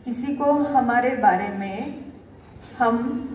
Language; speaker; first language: Hindi; non-native, local second language; Marathi